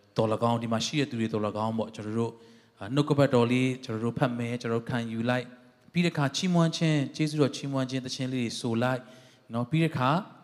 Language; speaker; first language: Burmese; non-native, local second language; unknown